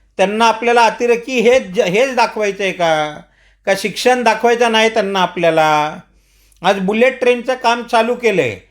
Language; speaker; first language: Marathi; non-native, local second language; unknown